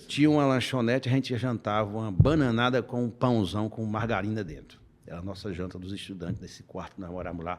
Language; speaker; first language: Portuguese; native; Portuguese